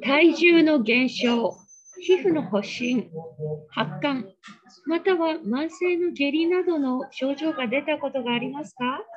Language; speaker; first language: Japanese; native; Japanese